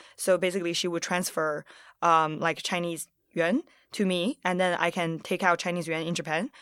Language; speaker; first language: English; early bilingual, other home language; Chinese